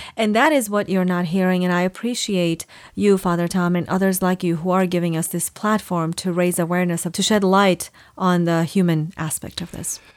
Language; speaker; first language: English; non-native, fluent; Persian